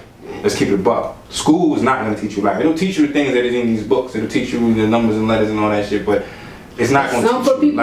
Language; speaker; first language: English; native; English